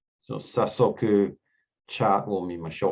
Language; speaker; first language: Japanese; non-native, learner; English